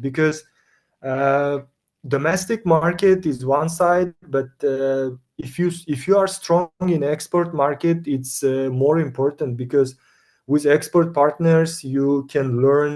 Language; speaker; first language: English; non-native, fluent; Uzbek